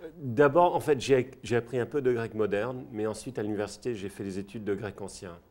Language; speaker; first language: French; early bilingual, other home language; English